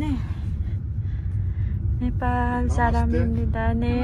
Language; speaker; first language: Korean; non-native, learner; Nepali